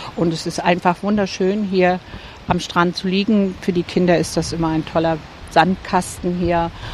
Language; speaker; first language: German; native; German